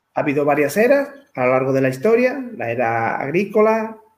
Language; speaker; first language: Spanish; native; Spanish